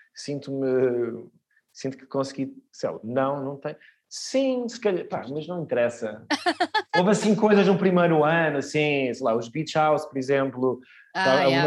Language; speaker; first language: Portuguese; early bilingual, other home language; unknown